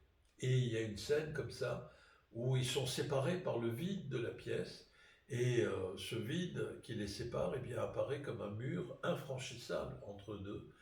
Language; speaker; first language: French; native; French